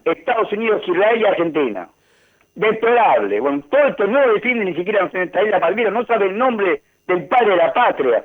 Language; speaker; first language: Spanish; native; Spanish